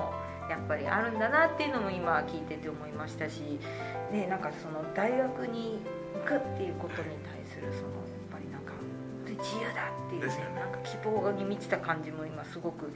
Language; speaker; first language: Japanese; native; Japanese